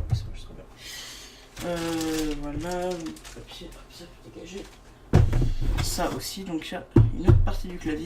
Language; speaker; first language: French; native; French